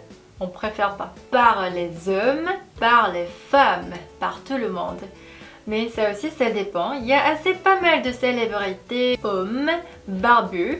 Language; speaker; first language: French; non-native, fluent; Korean